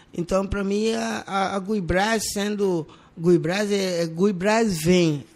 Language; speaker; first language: Portuguese; non-native, learner; English